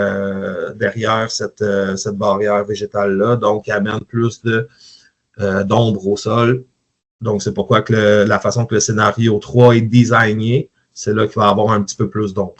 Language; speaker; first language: French; native; French